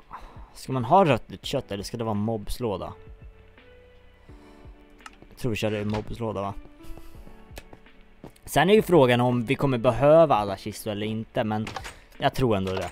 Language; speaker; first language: Swedish; native; Swedish